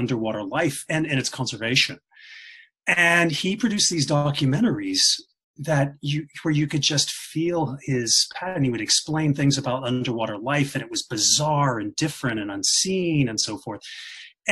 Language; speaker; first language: English; native; English